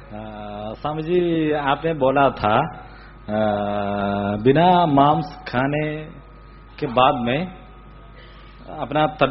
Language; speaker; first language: Hindi; non-native, local second language; Malayalam